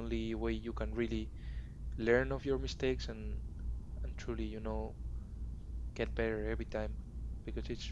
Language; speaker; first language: English; non-native, fluent; Spanish